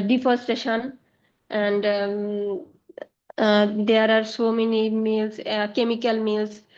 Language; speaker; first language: English; non-native, learner; Bangla